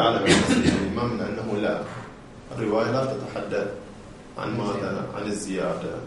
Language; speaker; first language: Arabic; native; Arabic